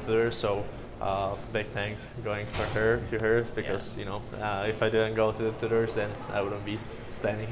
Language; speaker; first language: English; non-native, fluent; Slovak